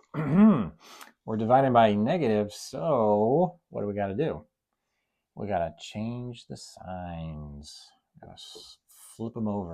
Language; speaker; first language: English; native; English